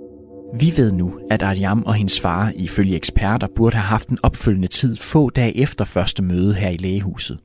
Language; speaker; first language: Danish; native; Danish